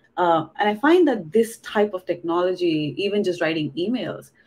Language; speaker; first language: English; non-native, local second language; Hindi